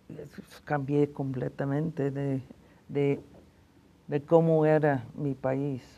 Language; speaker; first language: Spanish; non-native, fluent; English